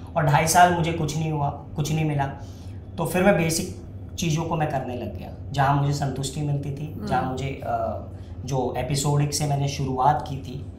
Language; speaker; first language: Hindi; native; Hindi